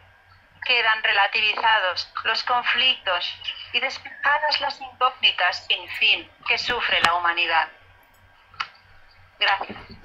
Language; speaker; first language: Spanish; native; Spanish